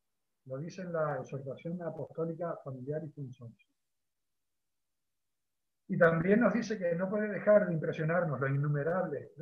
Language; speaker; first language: Spanish; native; Spanish